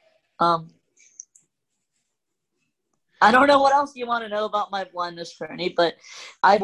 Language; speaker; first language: English; non-native, local second language; Cantonese